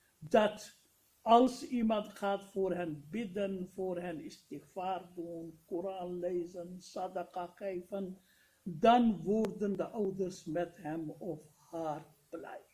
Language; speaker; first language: Dutch; non-native, fluent; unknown